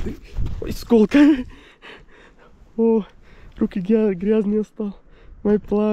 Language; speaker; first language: Russian; non-native, learner; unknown